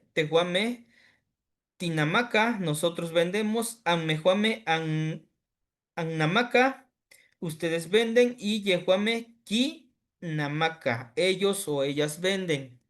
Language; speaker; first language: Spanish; native; Spanish